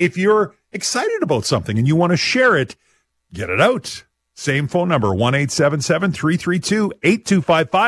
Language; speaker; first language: English; native; English